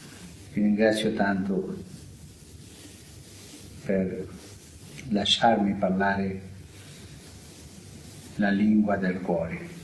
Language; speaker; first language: Italian; non-native, fluent; Spanish